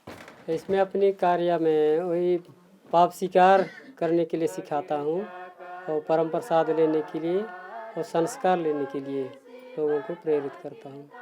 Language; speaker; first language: Hindi; non-native, local second language; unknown